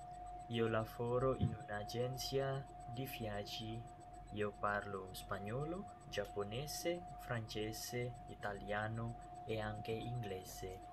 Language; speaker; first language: Italian; non-native, learner; Indonesian